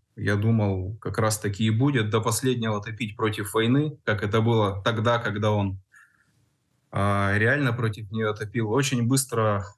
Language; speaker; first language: Russian; native; Russian